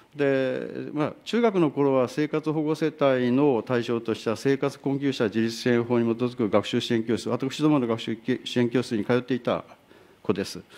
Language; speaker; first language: Japanese; native; Japanese